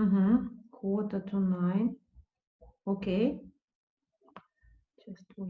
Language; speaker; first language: English; non-native, fluent; Russian